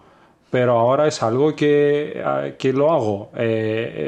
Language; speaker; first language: Spanish; non-native, fluent; Greek